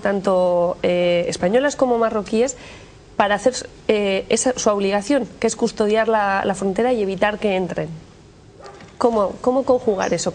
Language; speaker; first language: Spanish; native; Spanish